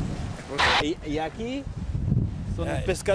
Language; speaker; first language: Spanish; non-native, learner; French